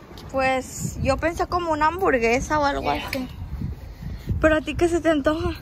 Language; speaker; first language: Spanish; early bilingual, heritage; Spanish